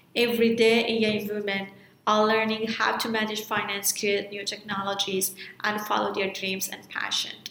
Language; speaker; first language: English; non-native, fluent; Persian